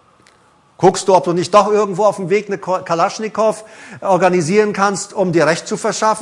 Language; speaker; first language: German; native; German